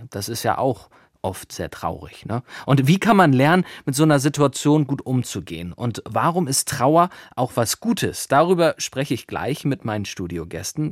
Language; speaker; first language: German; native; German